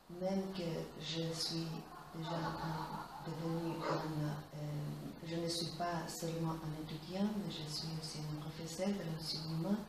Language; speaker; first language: French; non-native, fluent; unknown